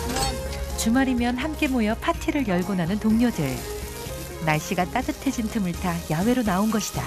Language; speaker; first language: Korean; native; Korean